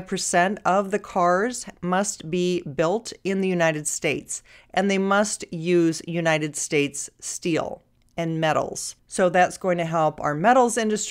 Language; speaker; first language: English; native; English